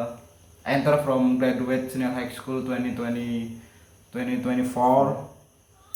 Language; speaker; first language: English; non-native, learner; Indonesian